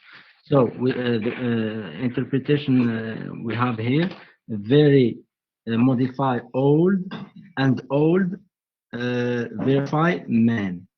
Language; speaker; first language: English; non-native, learner; Arabic